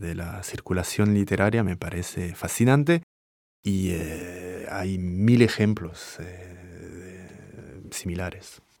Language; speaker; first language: Spanish; non-native, fluent; French